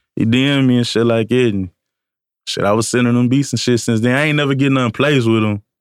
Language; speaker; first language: English; native; English